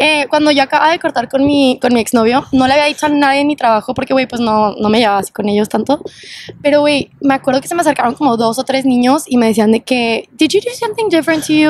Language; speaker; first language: Spanish; native; Spanish